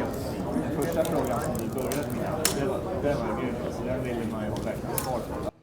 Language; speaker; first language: Swedish; native; Swedish